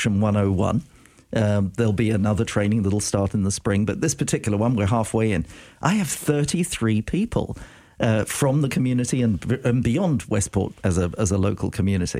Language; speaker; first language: English; native; English